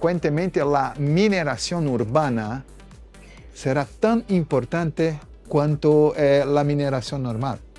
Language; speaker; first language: Spanish; non-native, fluent; Portuguese